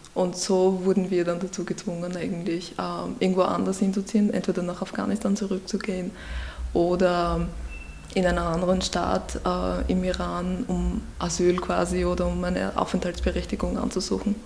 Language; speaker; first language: German; early bilingual, other home language; Persian